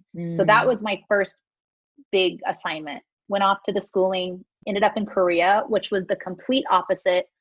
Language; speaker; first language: English; native; English